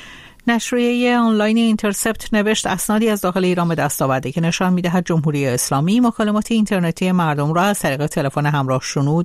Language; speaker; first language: Persian; native; Persian